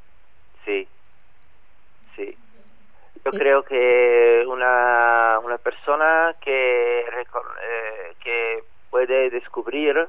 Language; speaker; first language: Spanish; non-native, learner; Italian